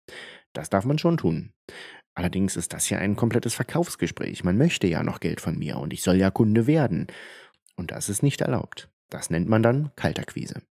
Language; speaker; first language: German; native; German